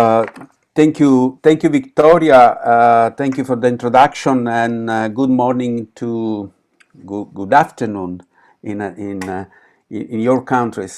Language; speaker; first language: English; non-native, fluent; Italian